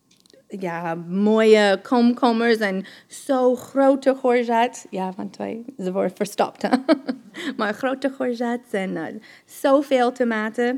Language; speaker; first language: Dutch; non-native, fluent; English